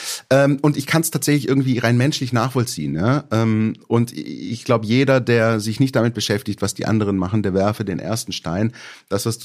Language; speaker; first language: German; native; German